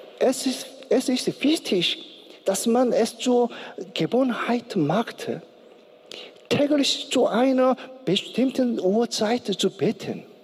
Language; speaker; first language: German; non-native, learner; Korean